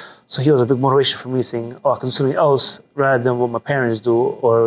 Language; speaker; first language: English; native; English